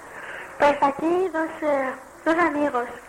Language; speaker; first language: Spanish; non-native, learner; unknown